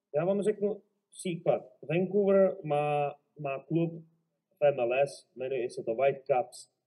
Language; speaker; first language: Czech; native; Czech